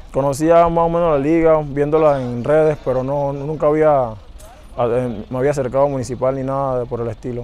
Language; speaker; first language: Spanish; native; Spanish